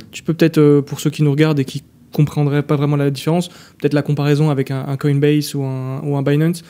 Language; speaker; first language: French; native; French